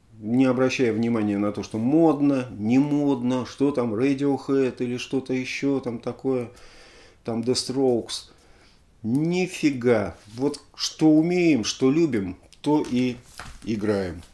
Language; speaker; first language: Russian; native; Russian